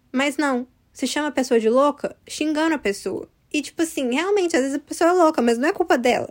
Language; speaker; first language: Portuguese; early bilingual, heritage; English